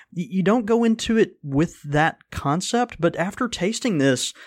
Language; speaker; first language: English; native; English